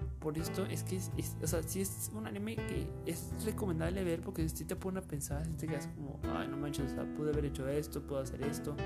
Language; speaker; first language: Spanish; native; Spanish